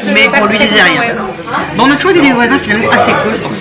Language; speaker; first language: French; native; French